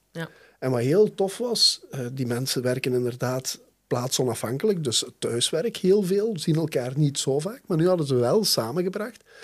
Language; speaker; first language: Dutch; native; Dutch